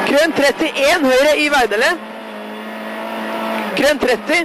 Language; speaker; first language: Norwegian; native; Norwegian